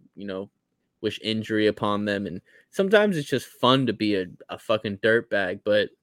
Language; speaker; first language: English; native; English